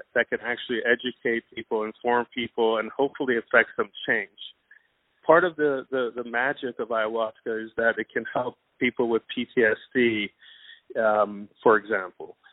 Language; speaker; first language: English; non-native, fluent; Persian